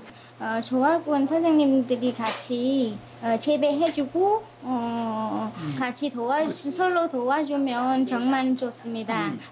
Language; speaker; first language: Korean; non-native, learner; Vietnamese